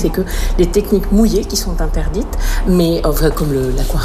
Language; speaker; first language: French; native; French